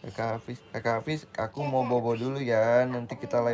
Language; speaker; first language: Indonesian; native; Indonesian